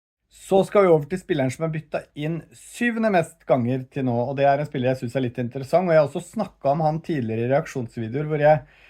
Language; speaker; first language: Norwegian; native; Norwegian